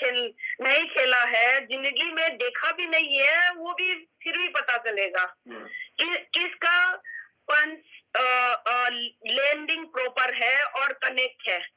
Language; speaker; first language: Hindi; non-native, local second language; Manipuri